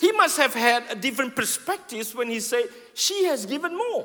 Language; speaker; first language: English; non-native, fluent; Indonesian